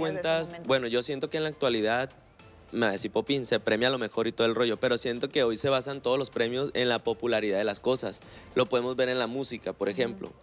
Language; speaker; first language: Spanish; native; Spanish